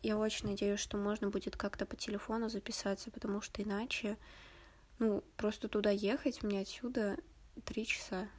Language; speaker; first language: Russian; native; Russian